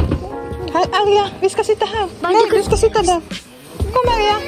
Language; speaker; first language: Swedish; non-native, learner; Cebuano